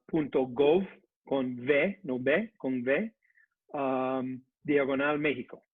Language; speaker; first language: Spanish; non-native, fluent; English